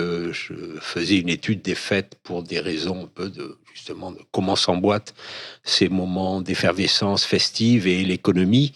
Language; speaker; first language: French; native; French